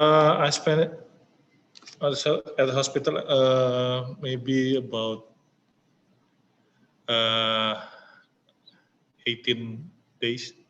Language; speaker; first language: English; non-native, learner; Indonesian